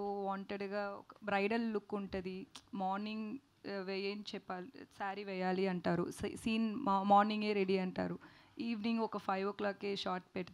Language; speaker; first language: Telugu; non-native, learner; Tamil